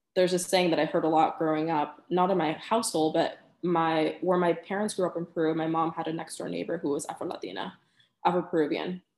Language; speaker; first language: English; early bilingual, other home language; Spanish